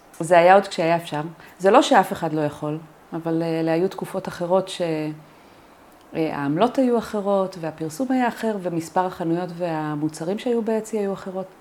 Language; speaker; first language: Hebrew; native; Hebrew